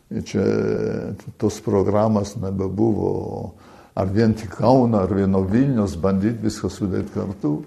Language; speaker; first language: Lithuanian; early bilingual, heritage; Lithuanian